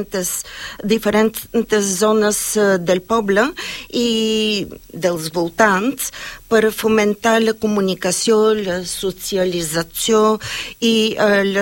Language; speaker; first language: Spanish; non-native, fluent; Bulgarian